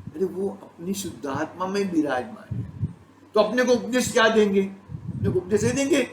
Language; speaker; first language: Hindi; non-native, local second language; Gujarati